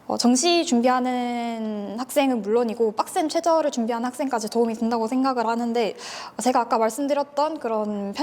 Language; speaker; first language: Korean; native; Korean